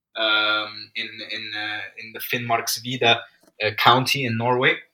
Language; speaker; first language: English; non-native, fluent; Arabic